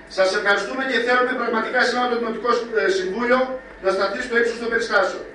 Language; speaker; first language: Greek; native; Greek